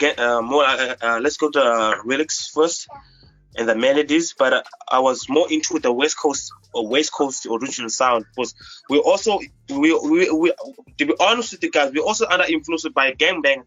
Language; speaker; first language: English; non-native, local second language; Xhosa